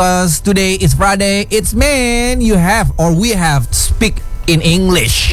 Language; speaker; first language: English; non-native, learner; Indonesian